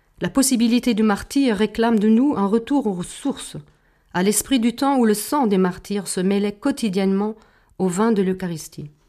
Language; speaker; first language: French; non-native, fluent; German